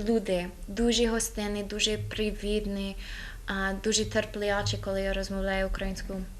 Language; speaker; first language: Ukrainian; non-native, learner; English